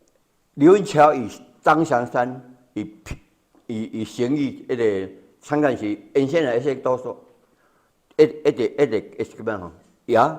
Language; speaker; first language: Spanish; non-native, learner; Chinese